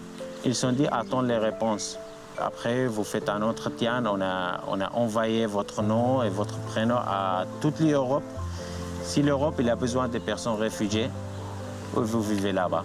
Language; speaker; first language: French; non-native, learner; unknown